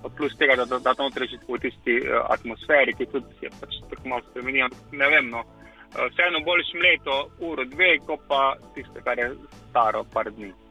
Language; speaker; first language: Slovenian; native; Slovenian